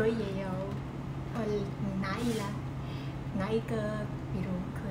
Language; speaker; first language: Chinese; non-native, learner; Vietnamese